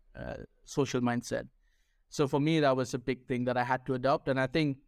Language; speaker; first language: English; non-native, local second language; Sinhala